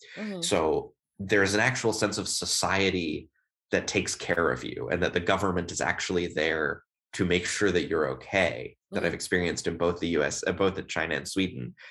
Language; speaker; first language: English; native; English